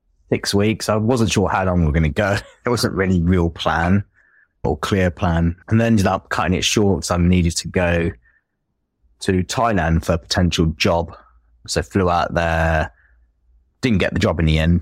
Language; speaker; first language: English; native; English